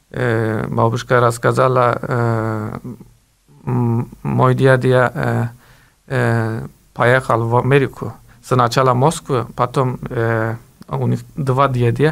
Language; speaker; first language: Russian; non-native, learner; Turkish